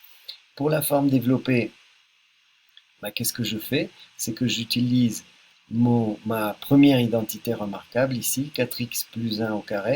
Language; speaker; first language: French; native; French